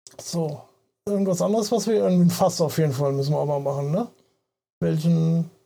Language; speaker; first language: German; native; German